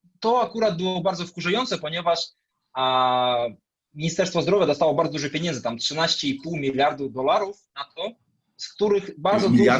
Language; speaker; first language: Polish; non-native, fluent; Russian